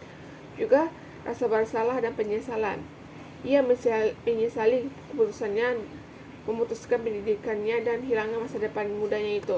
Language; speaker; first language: Indonesian; native; Indonesian